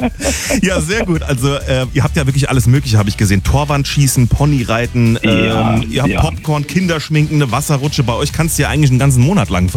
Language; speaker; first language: German; native; German